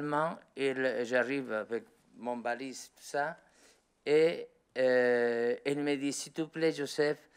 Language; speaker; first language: French; non-native, learner; Spanish